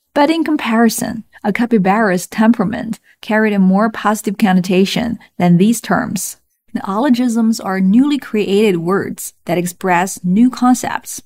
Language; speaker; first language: English; non-native, fluent; Chinese